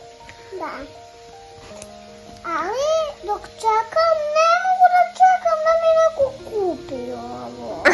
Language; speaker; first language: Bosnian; early bilingual, heritage; Serbian